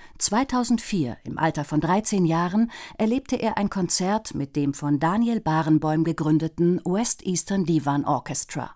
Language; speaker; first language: German; native; German